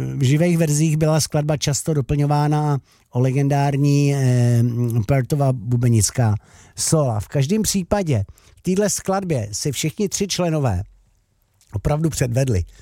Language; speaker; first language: Czech; native; Czech